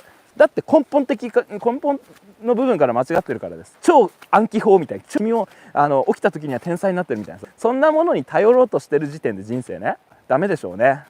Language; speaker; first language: Japanese; native; Japanese